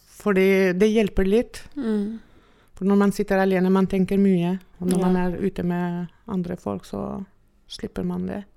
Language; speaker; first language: Norwegian; non-native, fluent; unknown